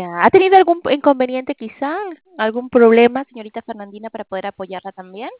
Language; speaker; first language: Spanish; native; Spanish